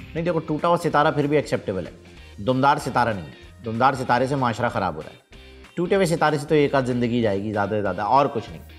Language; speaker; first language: Urdu; native; Urdu